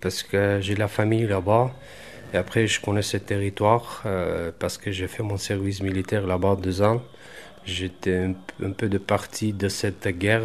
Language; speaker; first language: French; non-native, fluent; Armenian